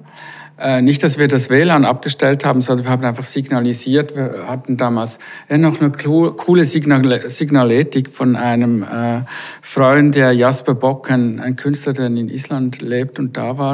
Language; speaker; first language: German; native; German